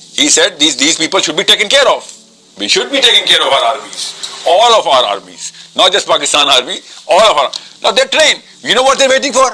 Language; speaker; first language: English; non-native, local second language; Urdu